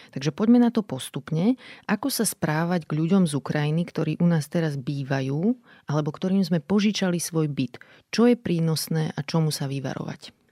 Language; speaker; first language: Slovak; native; Slovak